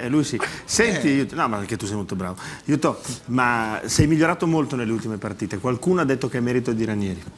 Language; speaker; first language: Italian; native; Italian